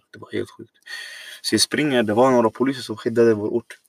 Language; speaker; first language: Swedish; non-native, fluent; Arabic